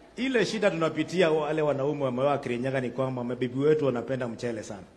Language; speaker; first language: Swahili; non-native, local second language; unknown